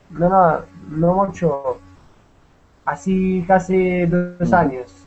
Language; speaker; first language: Spanish; non-native, learner; Arabic